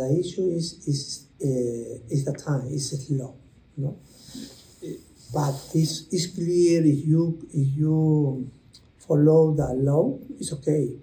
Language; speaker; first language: English; non-native, learner; Spanish